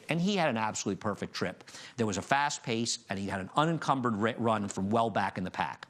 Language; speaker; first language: English; native; English